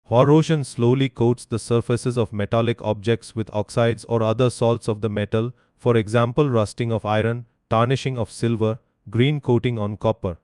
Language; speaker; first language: English; non-native, local second language; Malayalam